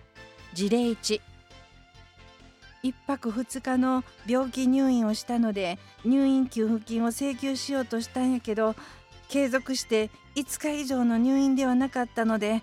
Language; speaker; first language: Japanese; native; Japanese